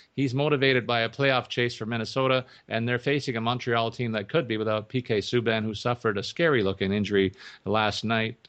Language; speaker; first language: English; native; English